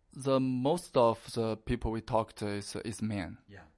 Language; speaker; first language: English; non-native, learner; Chinese